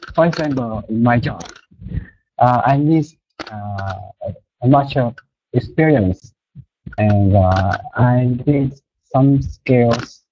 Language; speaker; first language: English; non-native, learner; Vietnamese